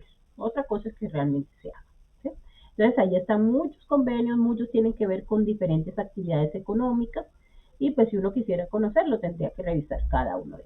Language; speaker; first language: Spanish; native; Spanish